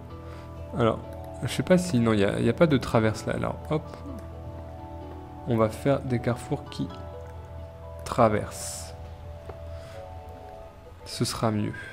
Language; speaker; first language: French; native; French